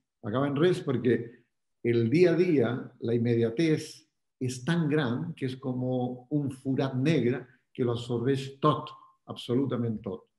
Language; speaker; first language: Catalan; non-native, local second language; Spanish